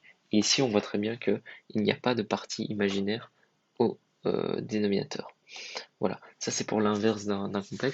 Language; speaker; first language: French; native; French